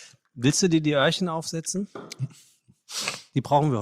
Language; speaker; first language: German; native; German